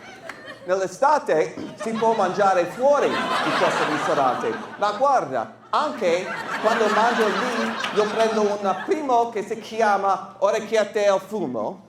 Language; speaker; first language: Italian; non-native, fluent; English